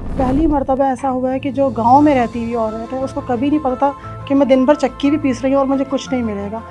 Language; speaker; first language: Urdu; native; Urdu